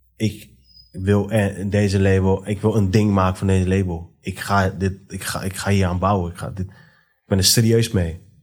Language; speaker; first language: Dutch; early bilingual, other home language; Persian